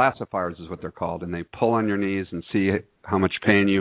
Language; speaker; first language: English; native; English